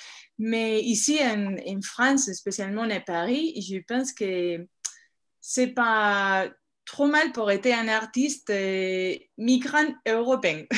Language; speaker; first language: French; non-native, fluent; Spanish